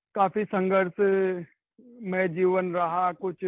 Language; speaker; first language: Hindi; native; Hindi